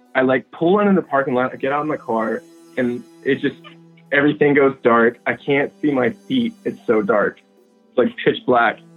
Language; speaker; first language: English; native; English